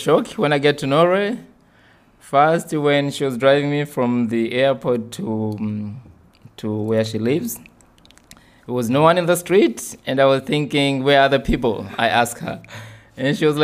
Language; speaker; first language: English; non-native, local second language; Swahili